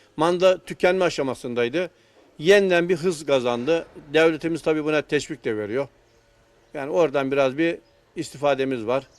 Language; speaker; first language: Turkish; native; Turkish